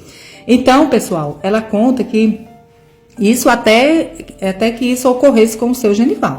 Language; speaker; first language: Portuguese; native; Portuguese